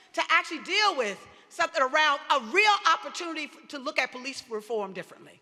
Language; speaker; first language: English; native; English